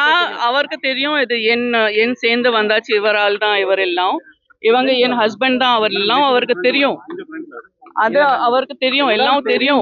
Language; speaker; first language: Tamil; non-native, local second language; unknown